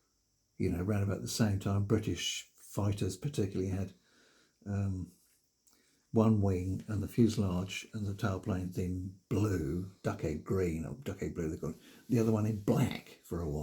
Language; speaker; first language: English; native; English